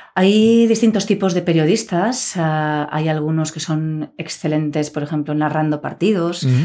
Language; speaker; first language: Spanish; native; Spanish